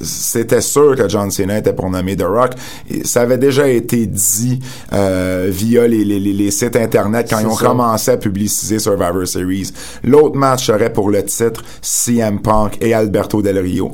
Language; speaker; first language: French; native; French